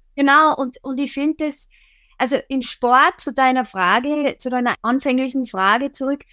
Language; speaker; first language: German; native; German